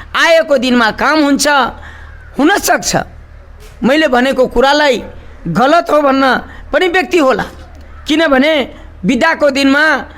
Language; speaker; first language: Nepali; non-native, local second language; Maithili